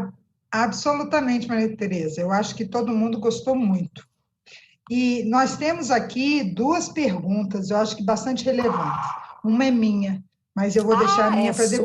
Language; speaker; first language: Portuguese; native; Portuguese